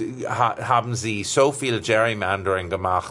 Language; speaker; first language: German; non-native, fluent; English